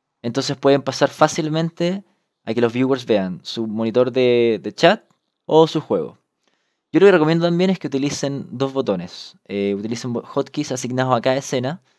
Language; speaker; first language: Spanish; native; Spanish